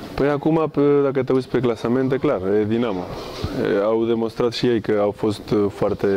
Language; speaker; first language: Romanian; non-native, fluent; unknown